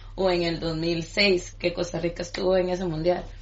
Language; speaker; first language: Spanish; native; Spanish